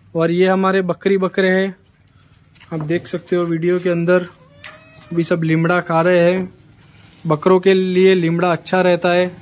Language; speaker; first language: Hindi; non-native, local second language; Gujarati